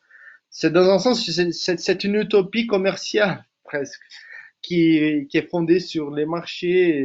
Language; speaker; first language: French; non-native, fluent; Portuguese